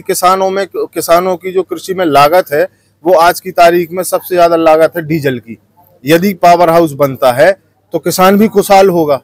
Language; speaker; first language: Hindi; native; Hindi